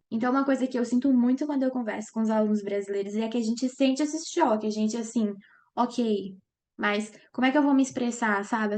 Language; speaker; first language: Portuguese; native; Portuguese